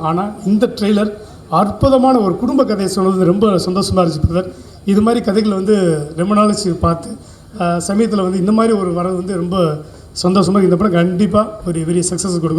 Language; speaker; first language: Tamil; native; Tamil